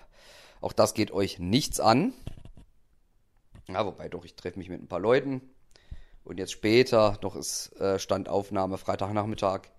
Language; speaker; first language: German; native; German